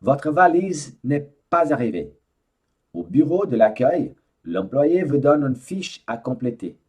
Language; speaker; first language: French; non-native, fluent; Portuguese